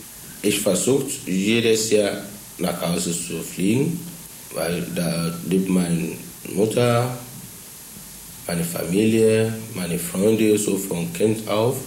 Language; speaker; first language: German; non-native, fluent; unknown